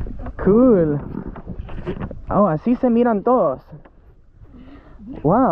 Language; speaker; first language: Spanish; early bilingual, heritage; English